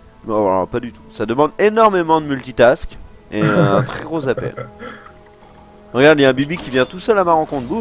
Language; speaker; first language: French; native; French